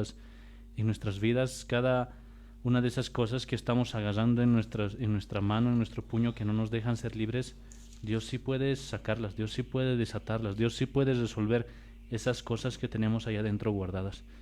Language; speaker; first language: Spanish; native; Spanish